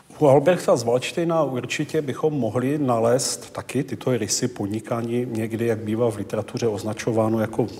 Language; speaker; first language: Czech; native; Czech